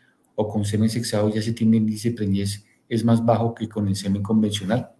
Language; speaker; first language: Spanish; native; Spanish